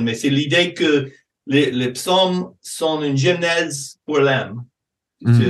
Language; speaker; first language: French; non-native, fluent; English